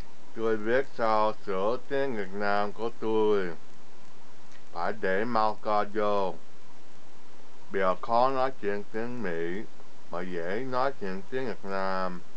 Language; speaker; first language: Vietnamese; early bilingual, heritage; Vietnamese